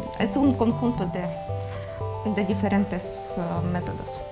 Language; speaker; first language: Spanish; non-native, learner; Ukrainian